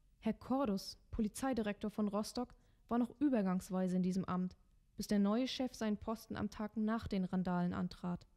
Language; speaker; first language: German; native; German